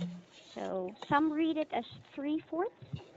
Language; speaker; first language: English; non-native, local second language; Filipino